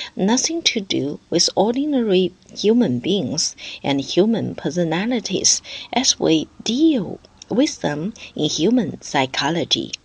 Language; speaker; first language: English; non-native, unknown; Chinese